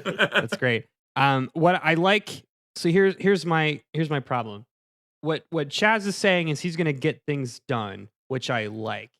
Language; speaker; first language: English; native; English